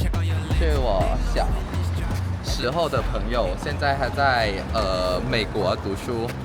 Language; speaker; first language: Chinese; non-native, fluent; Thai